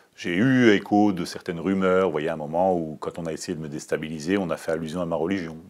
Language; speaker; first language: French; native; French